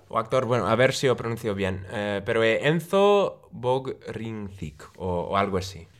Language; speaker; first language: Galician; non-native, local second language; Spanish